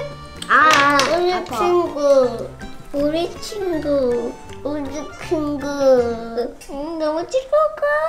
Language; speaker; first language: Korean; early bilingual, heritage; Korean